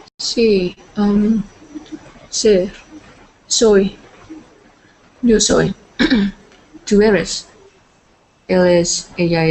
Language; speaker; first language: Spanish; non-native, learner; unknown